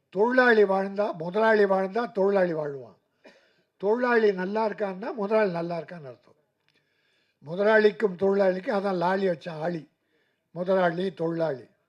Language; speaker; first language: Tamil; native; Tamil